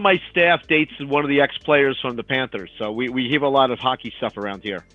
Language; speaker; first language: English; native; English